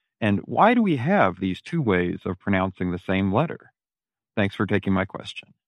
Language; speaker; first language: English; native; English